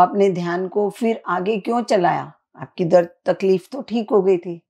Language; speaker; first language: Hindi; native; Hindi